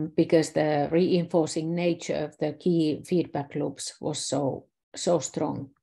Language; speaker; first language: English; non-native, fluent; Finnish